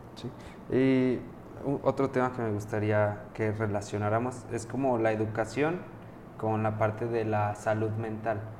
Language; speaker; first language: Spanish; native; Spanish